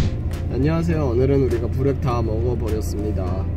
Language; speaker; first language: Korean; non-native, fluent; Bosnian